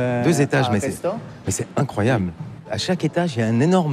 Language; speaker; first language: French; native; French